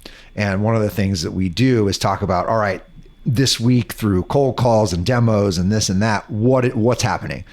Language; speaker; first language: English; native; English